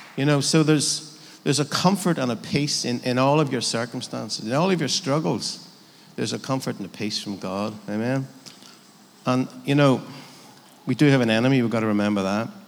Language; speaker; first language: English; native; English